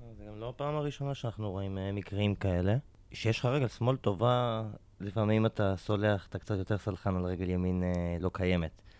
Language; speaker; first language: Hebrew; native; Hebrew